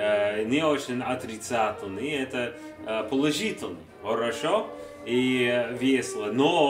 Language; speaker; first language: Russian; non-native, learner; English